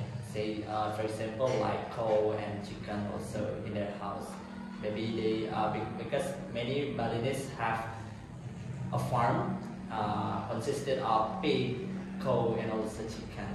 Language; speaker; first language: English; non-native, local second language; Balinese